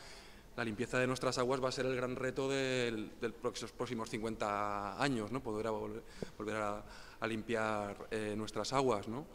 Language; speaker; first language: Spanish; native; Spanish